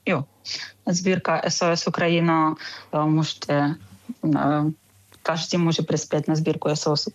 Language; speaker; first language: Czech; non-native, fluent; Ukrainian